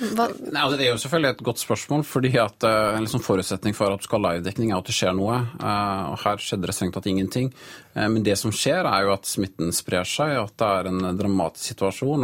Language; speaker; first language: Norwegian; native; Norwegian